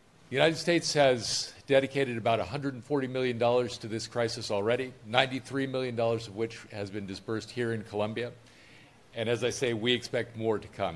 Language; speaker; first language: English; native; English